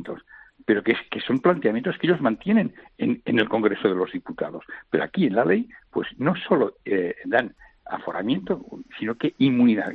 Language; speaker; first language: Spanish; non-native, local second language; Catalan